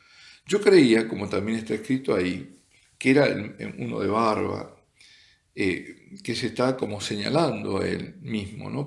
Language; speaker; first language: Spanish; native; Spanish